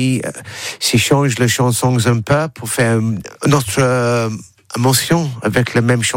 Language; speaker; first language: French; non-native, learner; English